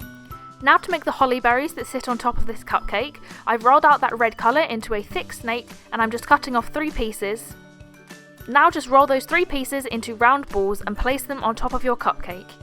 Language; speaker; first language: English; native; English